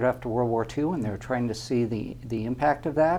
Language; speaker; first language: English; native; English